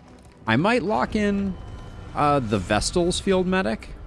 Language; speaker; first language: English; native; English